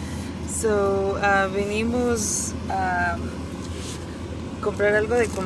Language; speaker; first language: Spanish; early bilingual, heritage; Spanish